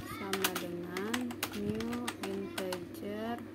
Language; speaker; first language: Indonesian; native; Indonesian